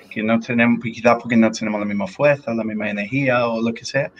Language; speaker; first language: Spanish; non-native, fluent; English